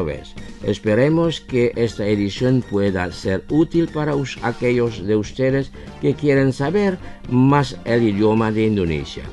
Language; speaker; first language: Spanish; non-native, fluent; Indonesian